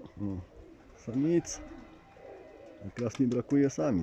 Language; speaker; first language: Polish; native; Polish